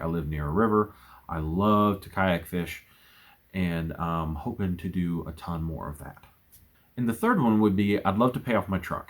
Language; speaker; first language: English; native; English